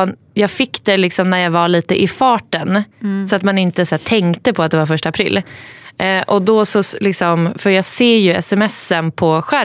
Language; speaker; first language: Swedish; native; Swedish